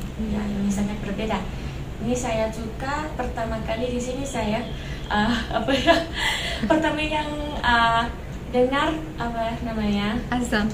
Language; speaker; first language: Indonesian; non-native, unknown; Thai